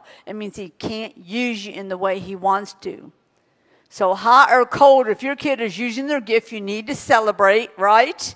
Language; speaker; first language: English; native; English